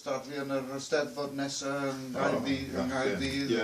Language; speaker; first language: Welsh; non-native, fluent; English